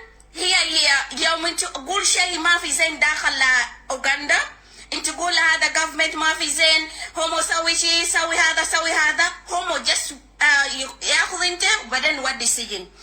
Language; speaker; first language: Arabic; non-native, learner; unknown